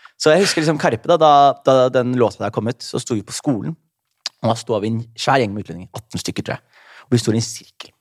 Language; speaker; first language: Norwegian; early bilingual, other home language; Somali